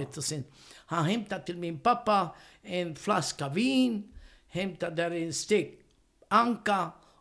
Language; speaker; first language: Swedish; non-native, learner; Romany